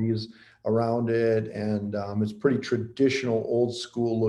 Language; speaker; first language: English; native; English